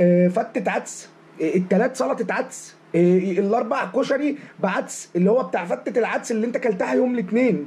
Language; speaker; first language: Arabic; native; Arabic